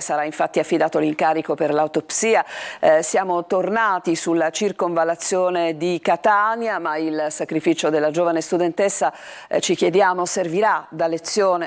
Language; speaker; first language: Italian; native; Italian